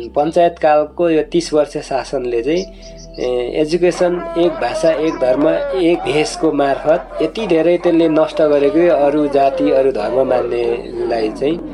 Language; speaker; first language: Nepali; non-native, local second language; Limbu